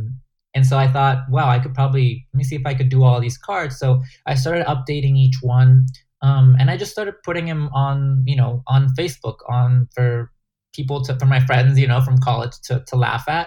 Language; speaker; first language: English; non-native, fluent; Spanish